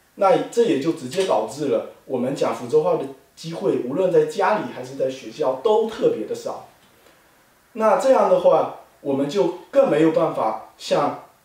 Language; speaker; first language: Chinese; native; Chinese